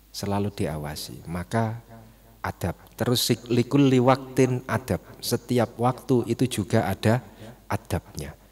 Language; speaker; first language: Indonesian; non-native, local second language; Javanese